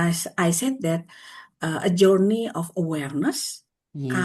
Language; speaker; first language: English; non-native, learner; Indonesian